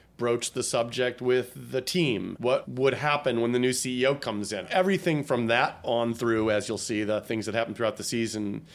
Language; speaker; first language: English; native; English